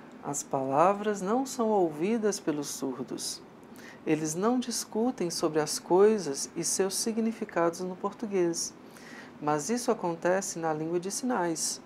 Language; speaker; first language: Portuguese; native; Portuguese